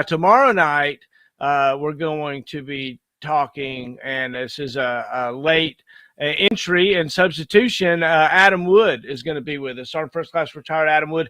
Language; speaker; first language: English; native; English